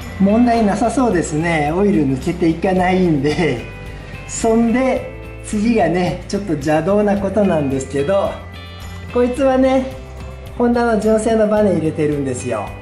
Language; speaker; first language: Japanese; native; Japanese